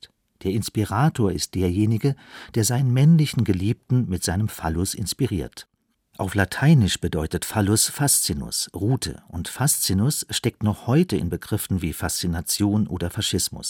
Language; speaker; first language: German; native; German